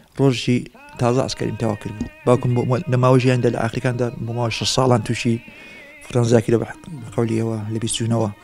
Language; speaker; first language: Central Kurdish; native; Central Kurdish